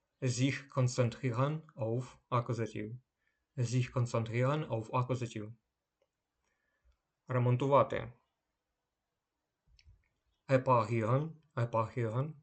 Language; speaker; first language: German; non-native, fluent; Ukrainian